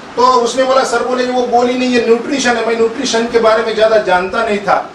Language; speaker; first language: Hindi; non-native, local second language; Marathi